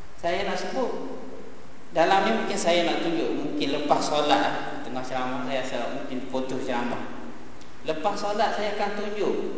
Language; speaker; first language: Malay; early bilingual, heritage; Arabic